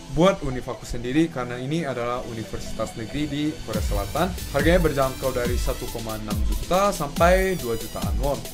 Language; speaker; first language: Indonesian; native; Indonesian